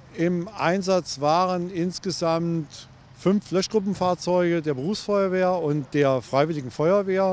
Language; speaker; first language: German; native; German